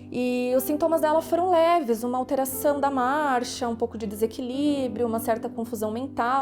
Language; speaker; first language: Portuguese; native; Portuguese